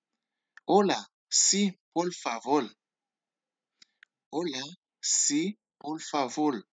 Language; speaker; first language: Spanish; non-native, learner; Haitian Creole